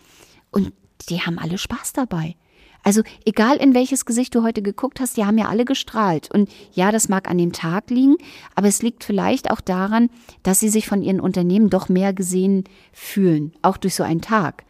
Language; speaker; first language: German; native; German